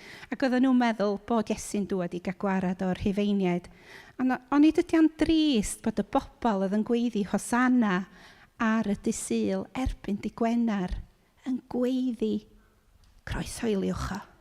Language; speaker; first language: Welsh; native; Welsh